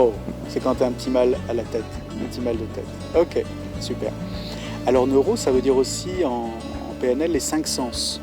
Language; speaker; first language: French; native; French